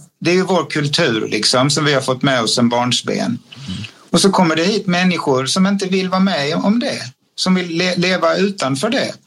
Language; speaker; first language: Swedish; native; Swedish